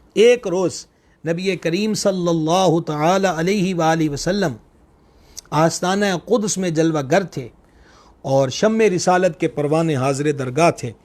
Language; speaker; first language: Urdu; non-native, local second language; Punjabi